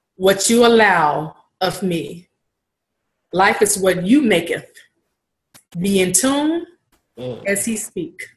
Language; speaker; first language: English; native; English